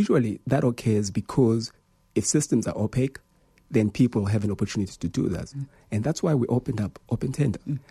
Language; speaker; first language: English; non-native, local second language; Xhosa